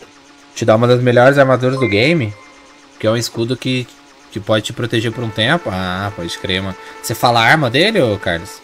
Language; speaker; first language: Portuguese; native; Portuguese